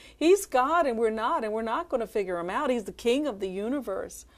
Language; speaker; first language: English; native; English